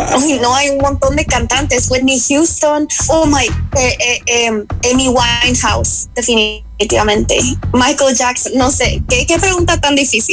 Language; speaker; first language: Spanish; early bilingual, other home language; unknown